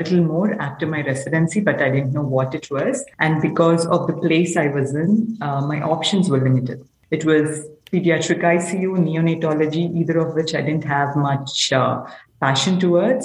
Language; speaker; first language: English; non-native, local second language; Telugu